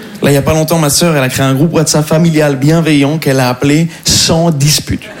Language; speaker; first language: French; non-native, local second language; Arabic